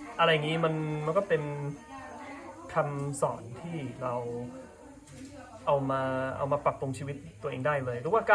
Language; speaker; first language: Thai; non-native, fluent; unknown